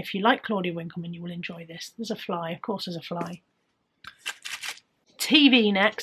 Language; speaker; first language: English; native; English